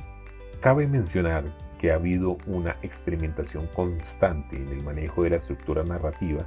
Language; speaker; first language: Spanish; native; Spanish